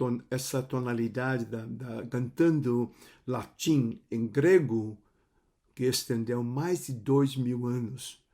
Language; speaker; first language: Portuguese; non-native, fluent; Cantonese